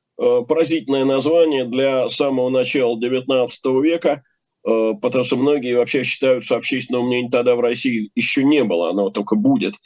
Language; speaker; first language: Russian; native; Russian